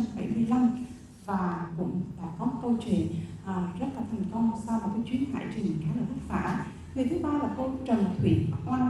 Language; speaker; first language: Vietnamese; native; Vietnamese